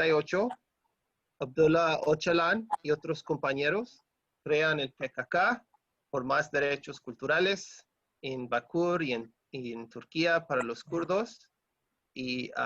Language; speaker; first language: Spanish; non-native, fluent; English